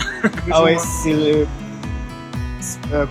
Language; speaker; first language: French; non-native, learner; Japanese